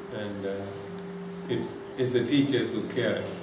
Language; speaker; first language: English; non-native, local second language; Tamil